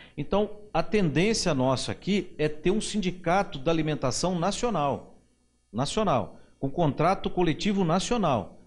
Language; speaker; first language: Portuguese; native; Portuguese